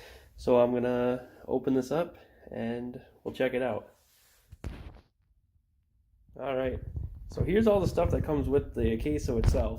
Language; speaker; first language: English; native; English